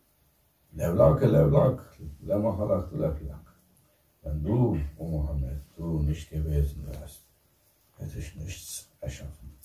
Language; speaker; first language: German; non-native, fluent; Turkish